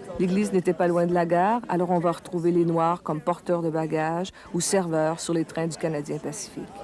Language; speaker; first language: French; native; French